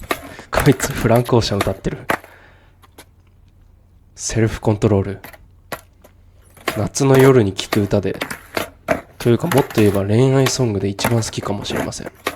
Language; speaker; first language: Japanese; native; Japanese